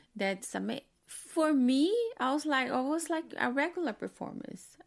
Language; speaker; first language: English; non-native, fluent; Portuguese